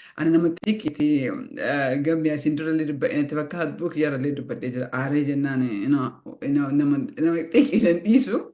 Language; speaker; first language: Oromo; early bilingual, heritage; Oromo